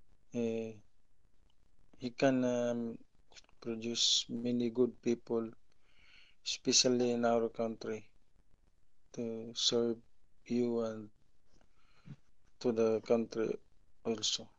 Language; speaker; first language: English; non-native, local second language; Filipino